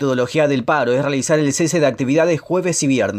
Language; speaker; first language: Spanish; native; Spanish